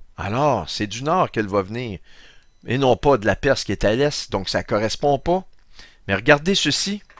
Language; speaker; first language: French; native; French